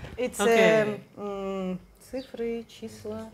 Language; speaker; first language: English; non-native, learner; Russian